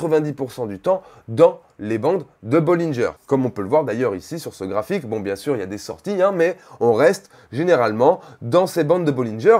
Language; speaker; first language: French; native; French